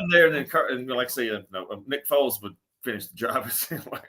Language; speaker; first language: English; native; English